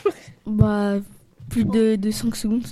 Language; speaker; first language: French; native; French